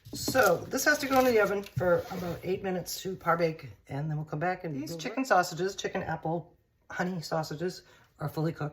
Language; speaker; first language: English; native; English